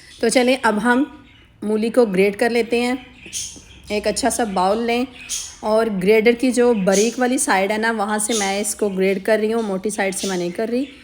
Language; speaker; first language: Urdu; non-native, local second language; Punjabi